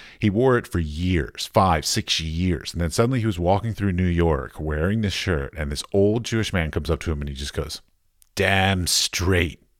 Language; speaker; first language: English; native; English